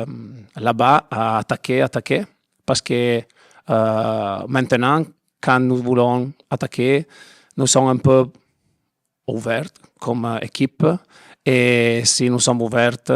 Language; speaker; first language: French; non-native, learner; Italian